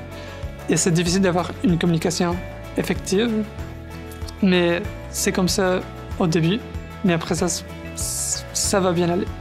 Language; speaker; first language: French; non-native, learner; Spanish